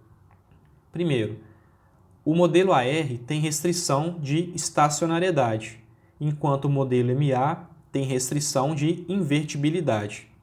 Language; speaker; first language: Portuguese; native; Portuguese